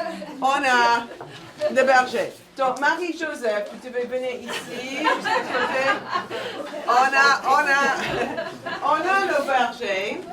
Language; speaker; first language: French; non-native, fluent; English